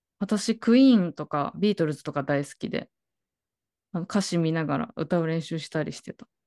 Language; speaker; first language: Japanese; native; Japanese